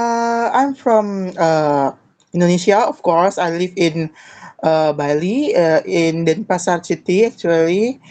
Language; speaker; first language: English; non-native, learner; Indonesian